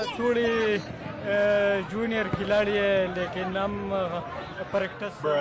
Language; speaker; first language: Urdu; non-native, local second language; Pashto